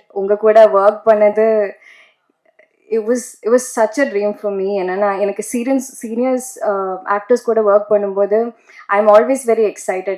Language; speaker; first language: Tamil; non-native, learner; Malayalam